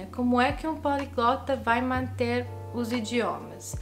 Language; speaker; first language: Portuguese; non-native, fluent; Italian